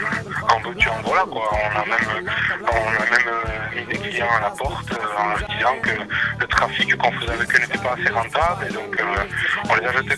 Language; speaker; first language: French; native; French